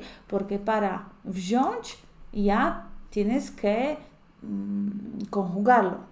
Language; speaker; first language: Spanish; non-native, fluent; Polish